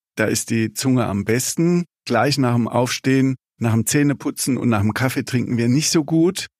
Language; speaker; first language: German; native; German